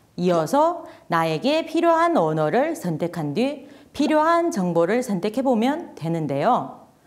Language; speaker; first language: Korean; non-native, fluent; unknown